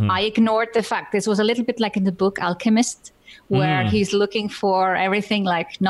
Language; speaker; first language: English; non-native, fluent; Icelandic